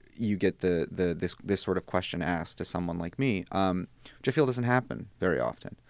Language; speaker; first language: English; early bilingual, other home language; Bosnian